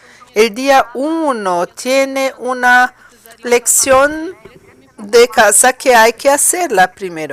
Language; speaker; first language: Spanish; non-native, fluent; Portuguese